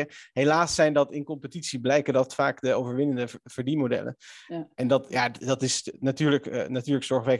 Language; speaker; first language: Dutch; native; Dutch